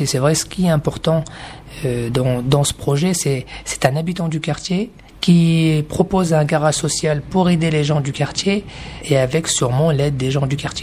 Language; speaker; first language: French; native; French